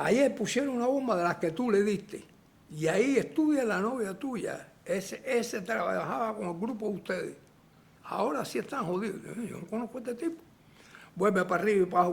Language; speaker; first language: Spanish; native; Spanish